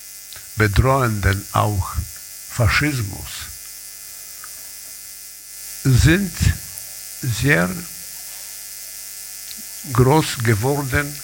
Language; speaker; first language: German; non-native, learner; Polish